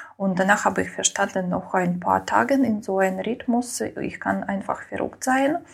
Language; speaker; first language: German; non-native, learner; Ukrainian